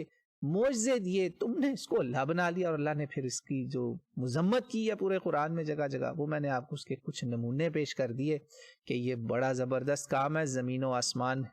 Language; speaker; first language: Urdu; native; Urdu